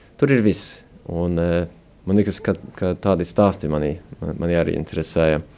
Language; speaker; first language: Latvian; early bilingual, heritage; Latvian